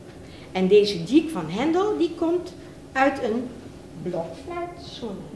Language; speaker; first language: Dutch; native; Dutch